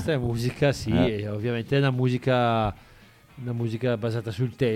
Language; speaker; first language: Italian; native; Italian